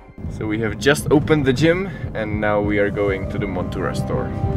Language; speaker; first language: English; non-native, fluent; Czech